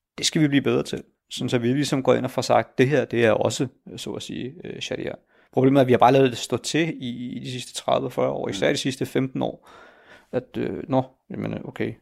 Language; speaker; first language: Danish; early bilingual, other home language; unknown